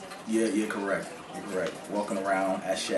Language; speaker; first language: English; native; English